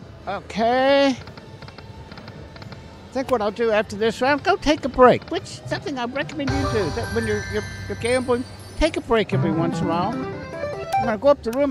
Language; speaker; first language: English; native; English